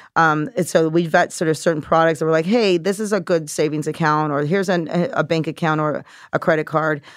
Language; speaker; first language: English; native; English